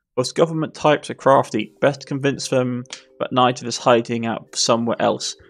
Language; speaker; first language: English; native; English